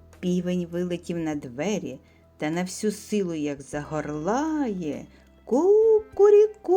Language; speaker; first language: Ukrainian; native; Ukrainian